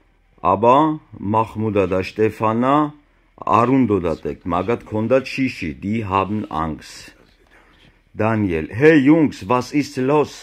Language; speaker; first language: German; non-native, learner; Georgian